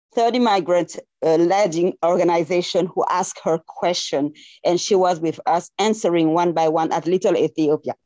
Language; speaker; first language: English; non-native, fluent; French